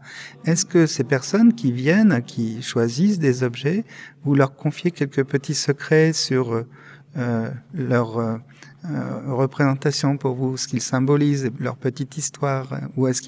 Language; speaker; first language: French; native; French